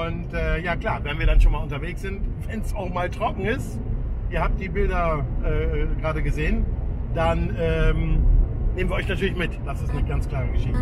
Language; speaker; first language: German; native; German